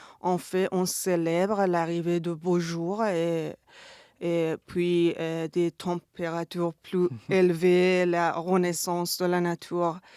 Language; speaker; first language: French; non-native, fluent; Persian